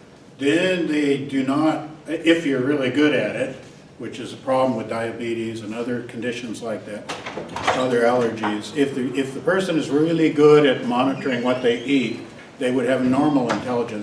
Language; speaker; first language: English; native; English